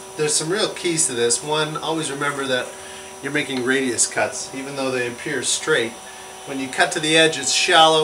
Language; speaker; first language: English; native; English